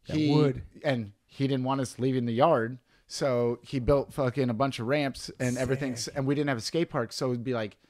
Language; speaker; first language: English; native; English